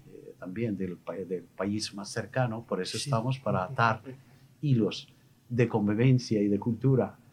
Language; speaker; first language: Spanish; non-native, fluent; Arabic